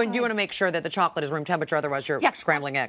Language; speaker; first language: English; native; English